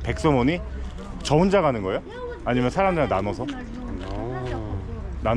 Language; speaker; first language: Korean; native; Korean